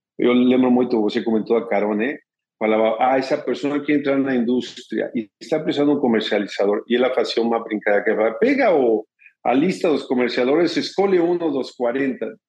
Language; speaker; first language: Portuguese; non-native, fluent; Spanish